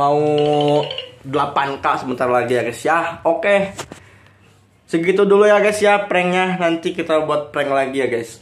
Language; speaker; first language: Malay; non-native, local second language; Sundanese